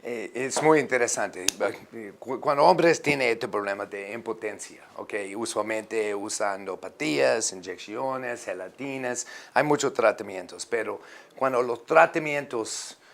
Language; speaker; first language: Spanish; non-native, learner; English